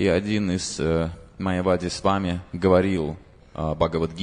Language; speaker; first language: Russian; native; Russian